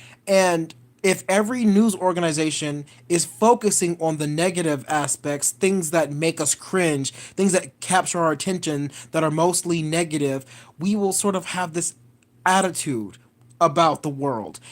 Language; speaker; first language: English; native; English